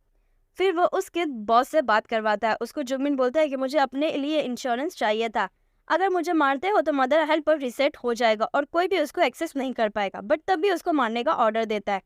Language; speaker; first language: Hindi; native; Hindi